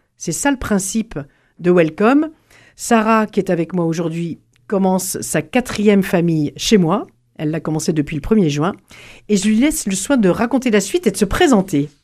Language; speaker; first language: French; native; French